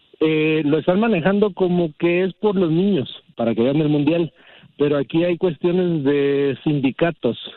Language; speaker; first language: Spanish; early bilingual, heritage; Spanish